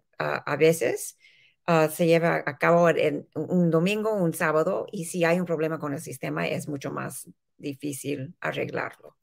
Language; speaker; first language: Spanish; early bilingual, heritage; Spanish